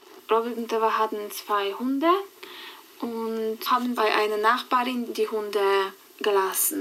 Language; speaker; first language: German; non-native, fluent; Polish